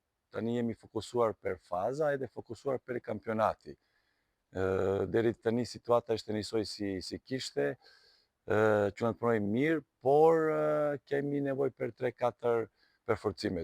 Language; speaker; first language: Albanian; non-native, learner; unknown